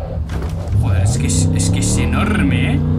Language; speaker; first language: Spanish; native; Spanish